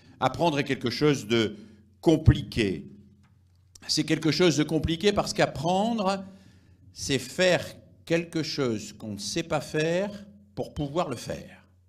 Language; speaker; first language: French; native; French